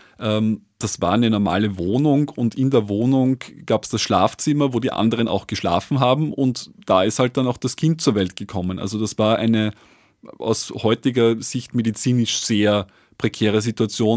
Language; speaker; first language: German; native; German